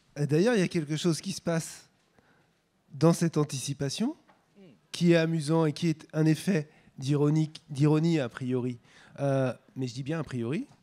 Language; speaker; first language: French; native; French